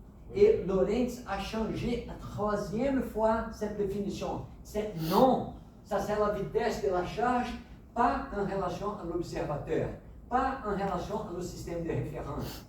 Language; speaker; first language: French; non-native, fluent; Portuguese